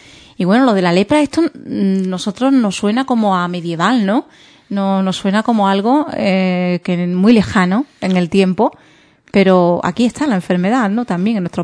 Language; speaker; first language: Spanish; native; Spanish